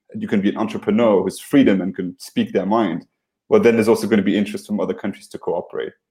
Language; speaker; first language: English; non-native, fluent; Luxembourgish